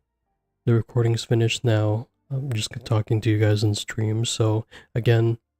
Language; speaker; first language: English; native; English